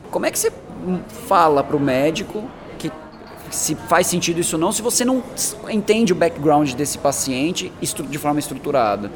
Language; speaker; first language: Portuguese; early bilingual, other home language; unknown